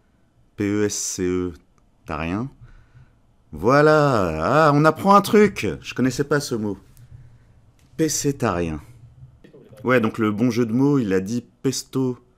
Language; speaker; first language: French; native; French